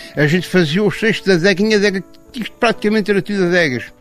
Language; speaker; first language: Portuguese; native; Portuguese